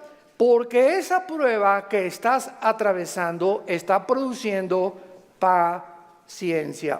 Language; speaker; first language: Spanish; native; Spanish